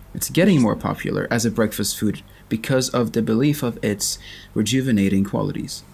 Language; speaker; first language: English; non-native, fluent; Swedish